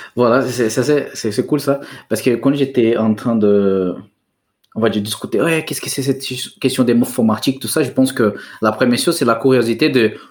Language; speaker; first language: French; non-native, fluent; Portuguese